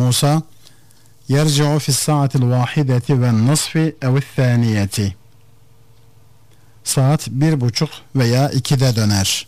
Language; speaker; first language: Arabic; non-native, fluent; Turkish